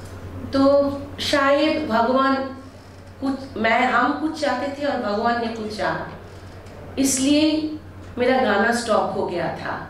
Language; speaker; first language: Hindi; non-native, local second language; Bangla